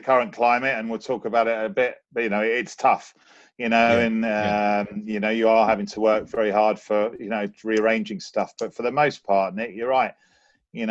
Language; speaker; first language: English; native; English